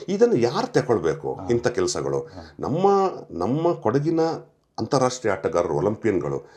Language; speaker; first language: Kannada; non-native, local second language; Kodava